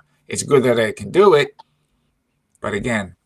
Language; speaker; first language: English; native; English